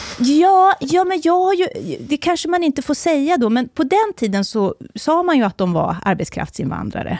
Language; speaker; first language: Swedish; native; Swedish